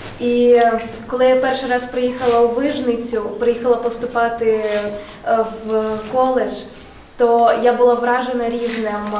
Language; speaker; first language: Ukrainian; non-native, local second language; Russian